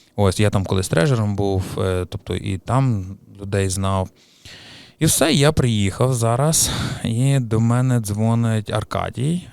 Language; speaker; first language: Ukrainian; native; Ukrainian